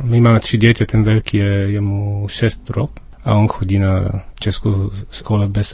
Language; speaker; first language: Czech; non-native, learner; Italian